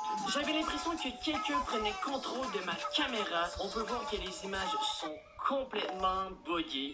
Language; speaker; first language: French; native; French